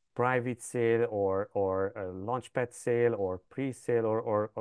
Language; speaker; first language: English; non-native, fluent; Hungarian